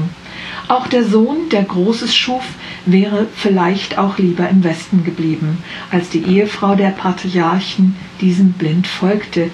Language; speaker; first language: German; native; German